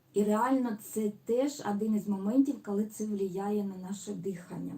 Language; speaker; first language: Ukrainian; non-native, local second language; Russian